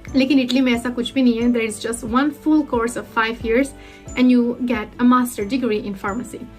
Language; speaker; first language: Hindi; early bilingual, heritage; Hindi